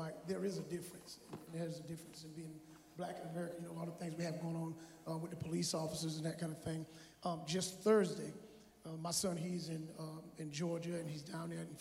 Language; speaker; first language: English; native; English